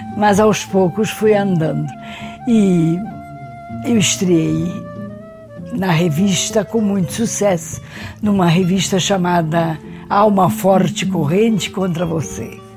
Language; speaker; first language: Portuguese; early bilingual, other home language; Hungarian